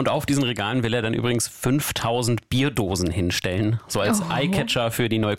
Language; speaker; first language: German; native; German